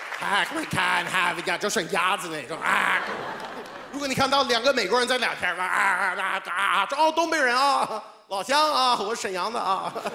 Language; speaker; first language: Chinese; non-native, fluent; English